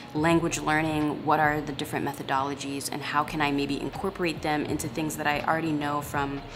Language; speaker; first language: English; native; English